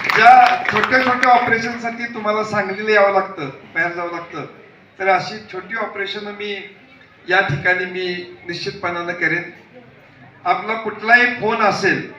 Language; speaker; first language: Marathi; native; Marathi